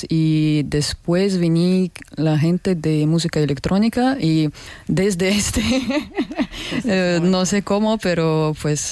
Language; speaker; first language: Spanish; non-native, learner; Russian